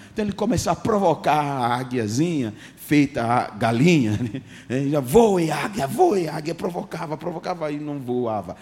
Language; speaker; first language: Portuguese; non-native, fluent; English